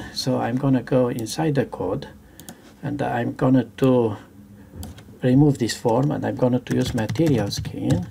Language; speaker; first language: English; non-native, fluent; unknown